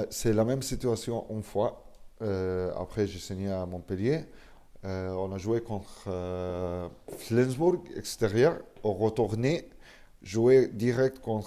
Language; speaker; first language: French; non-native, learner; Arabic